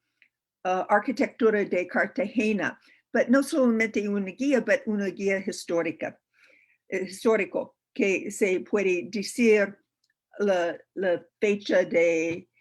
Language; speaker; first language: Spanish; non-native, learner; English